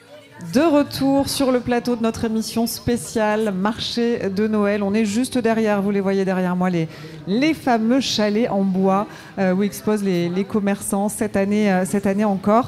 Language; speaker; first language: French; native; French